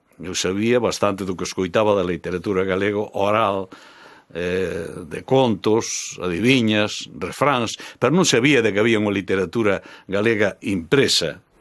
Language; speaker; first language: Galician; native; Galician